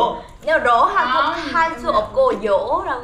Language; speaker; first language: Korean; non-native, learner; Vietnamese